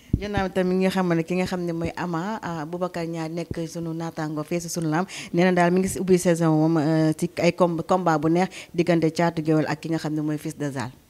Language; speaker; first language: Wolof; native; Wolof